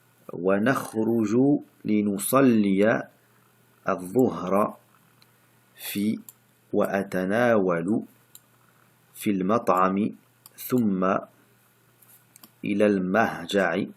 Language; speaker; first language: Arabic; non-native, fluent; French